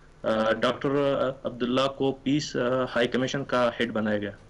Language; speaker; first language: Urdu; non-native, fluent; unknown